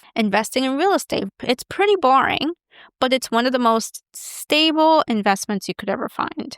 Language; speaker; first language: English; native; English